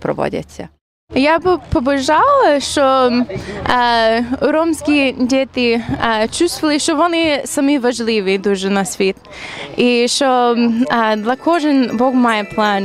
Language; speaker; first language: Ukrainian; non-native, learner; English